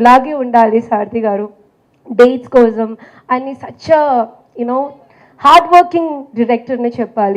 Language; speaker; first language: Telugu; non-native, fluent; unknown